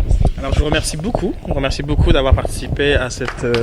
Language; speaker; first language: French; native; French